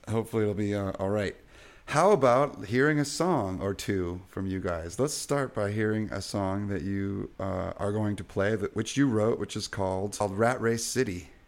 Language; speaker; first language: English; native; English